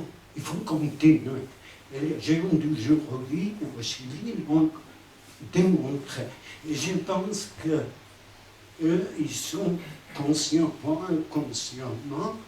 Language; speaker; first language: French; non-native, fluent; Spanish